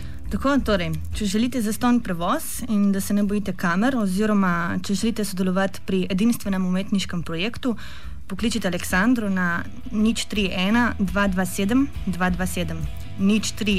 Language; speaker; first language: Slovenian; native; Slovenian